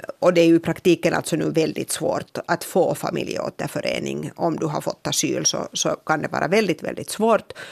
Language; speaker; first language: Swedish; native; Swedish